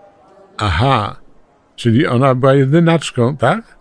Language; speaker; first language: Polish; native; Polish